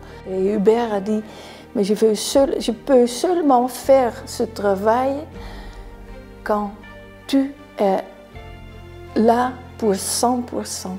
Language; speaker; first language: French; non-native, fluent; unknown